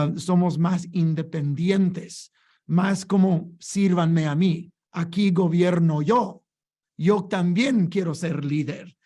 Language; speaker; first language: Spanish; non-native, fluent; English